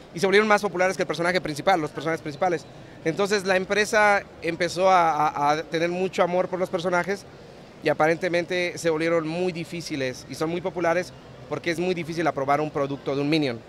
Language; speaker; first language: Spanish; early bilingual, heritage; Spanish